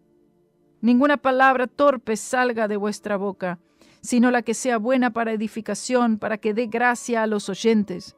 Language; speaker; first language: Spanish; native; Spanish